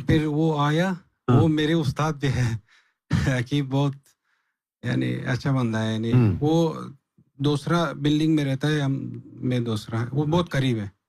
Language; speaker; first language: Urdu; non-native, learner; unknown